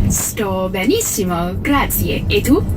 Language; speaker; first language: Italian; non-native, learner; English